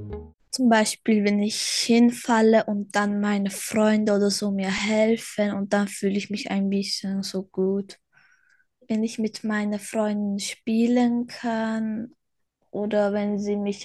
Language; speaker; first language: German; early bilingual, other home language; Turkish